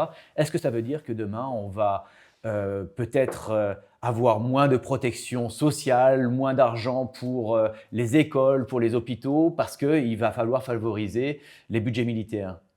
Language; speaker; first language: French; native; French